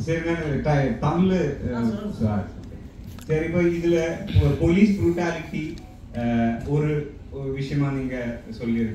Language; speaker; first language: Tamil; non-native, learner; Malayalam